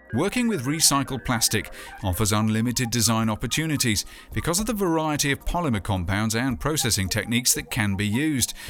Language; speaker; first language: English; native; English